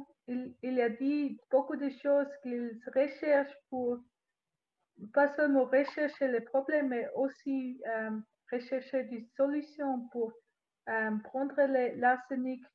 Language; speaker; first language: French; non-native, learner; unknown